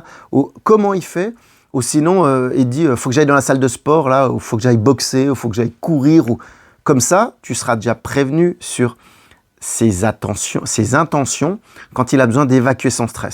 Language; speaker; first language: French; native; French